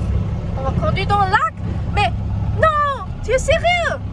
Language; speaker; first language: French; non-native, learner; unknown